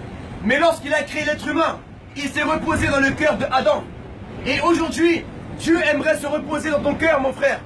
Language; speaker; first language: French; non-native, fluent; Spanish